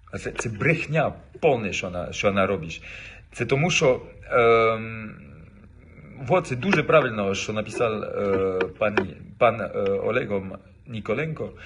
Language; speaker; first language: Ukrainian; non-native, learner; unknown